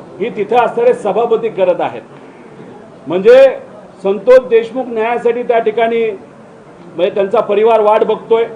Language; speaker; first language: Marathi; native; Marathi